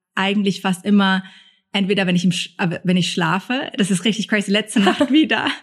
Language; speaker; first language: German; early bilingual, other home language; Thai